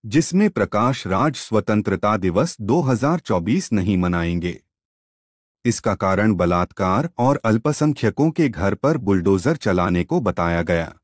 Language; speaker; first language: Hindi; native; Hindi